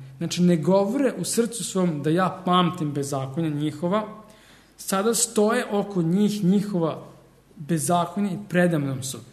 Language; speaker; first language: Serbian; early bilingual, heritage; Serbian